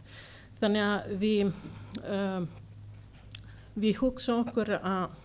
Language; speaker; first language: Icelandic; non-native, learner; Italian